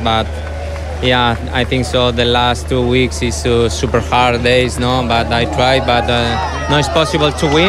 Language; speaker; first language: English; non-native, learner; Spanish